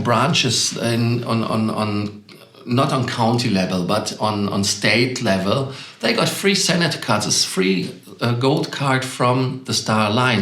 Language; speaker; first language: English; non-native, fluent; German